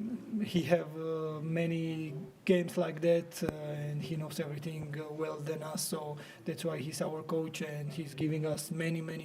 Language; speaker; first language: English; non-native, fluent; Georgian